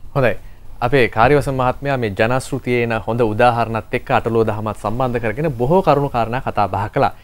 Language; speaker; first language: Sinhala; native; Sinhala